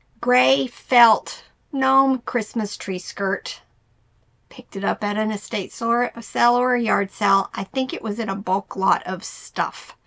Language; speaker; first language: English; native; English